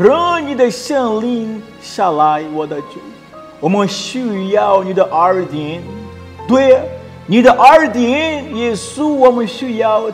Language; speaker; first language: Chinese; non-native, learner; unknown